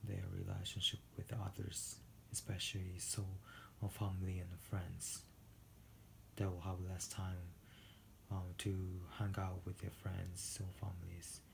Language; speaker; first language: English; non-native, fluent; Japanese